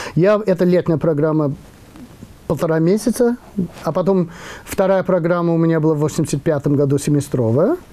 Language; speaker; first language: Russian; non-native, fluent; English